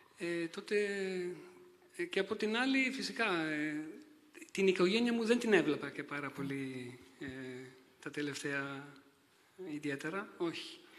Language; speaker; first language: Greek; non-native, fluent; Italian